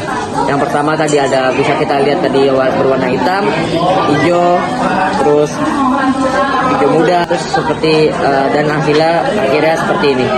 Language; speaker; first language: Indonesian; native; Indonesian